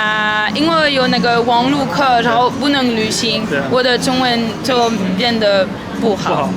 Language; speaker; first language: Chinese; non-native, learner; German